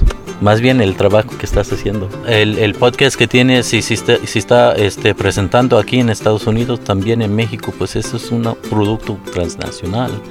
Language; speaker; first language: Spanish; early bilingual, heritage; Spanish